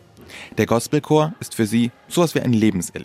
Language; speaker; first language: German; native; German